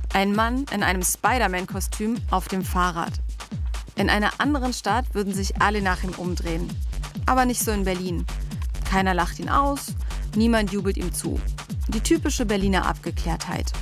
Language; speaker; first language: German; native; German